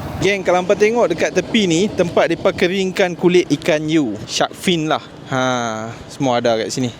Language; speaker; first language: Malay; native; Malay